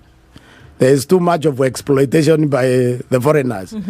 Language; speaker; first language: English; non-native, local second language; Meru